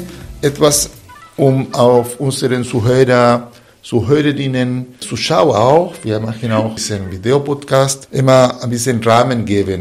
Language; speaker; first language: German; non-native, fluent; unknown